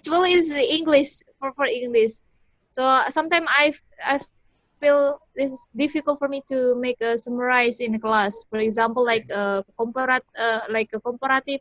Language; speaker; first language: English; non-native, learner; Indonesian